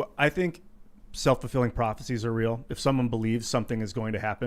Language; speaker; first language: English; native; English